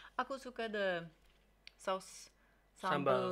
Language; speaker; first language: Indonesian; non-native, learner; English